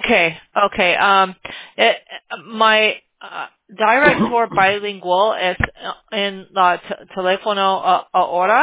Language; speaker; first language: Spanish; non-native, learner; English